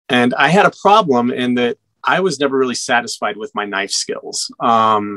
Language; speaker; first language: English; native; English